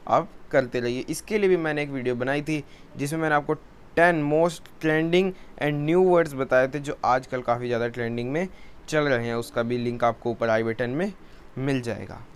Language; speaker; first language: Hindi; native; Hindi